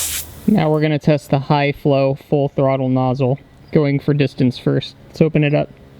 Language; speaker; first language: English; native; English